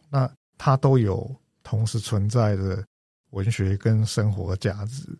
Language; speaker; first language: Chinese; native; Chinese